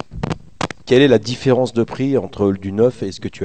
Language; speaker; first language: French; native; French